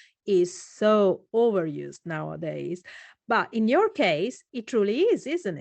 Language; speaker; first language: English; non-native, fluent; Italian